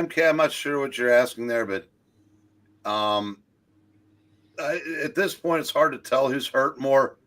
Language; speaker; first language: English; native; English